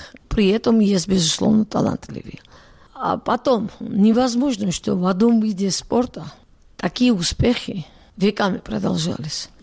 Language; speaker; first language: Russian; non-native, local second language; Georgian